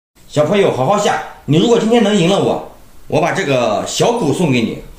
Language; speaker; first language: Chinese; native; Chinese